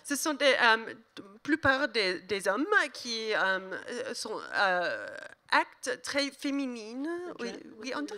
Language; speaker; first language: French; non-native, learner; English